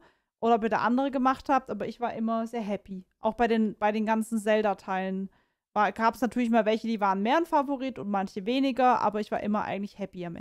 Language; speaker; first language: German; native; German